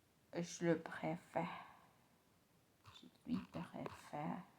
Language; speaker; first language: French; non-native, learner; Spanish